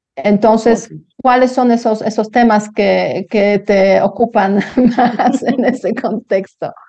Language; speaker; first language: Spanish; non-native, fluent; Polish